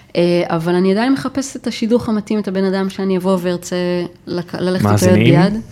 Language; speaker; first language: Hebrew; native; Hebrew